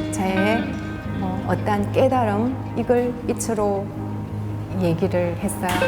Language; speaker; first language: Korean; native; Korean